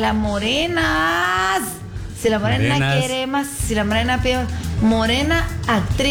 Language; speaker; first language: Spanish; native; Spanish